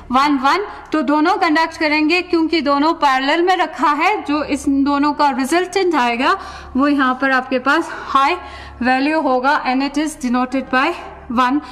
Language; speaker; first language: Hindi; non-native, local second language; Ladakhi